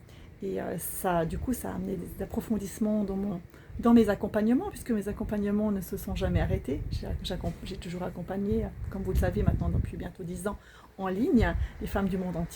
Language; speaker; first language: French; native; French